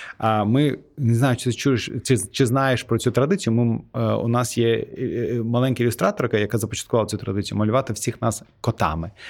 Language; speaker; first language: Ukrainian; non-native, fluent; Azerbaijani